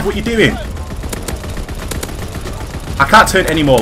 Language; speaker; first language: English; native; English